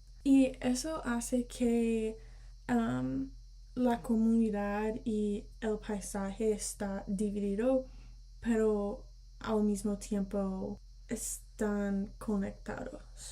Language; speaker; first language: Spanish; early bilingual, heritage; Spanish